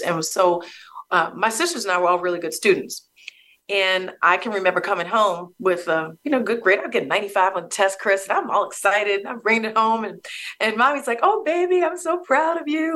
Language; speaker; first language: English; native; English